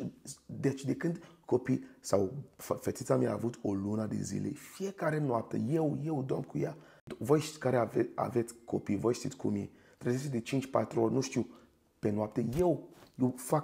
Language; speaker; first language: Romanian; non-native, fluent; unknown